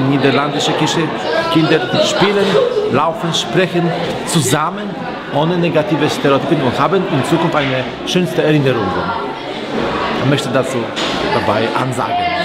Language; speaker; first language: German; non-native, fluent; Polish